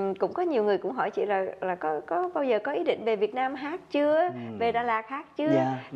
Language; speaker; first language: Vietnamese; native; Vietnamese